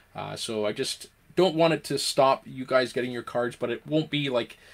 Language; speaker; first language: English; native; English